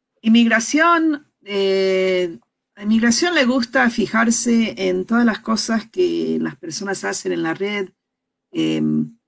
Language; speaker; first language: Spanish; early bilingual, heritage; Spanish